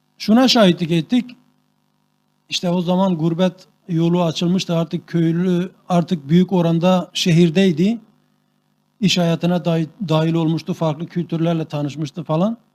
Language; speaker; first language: Turkish; non-native, local second language; Kurdish